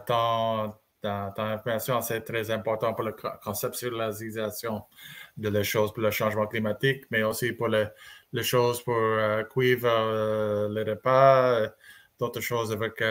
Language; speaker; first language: French; non-native, learner; English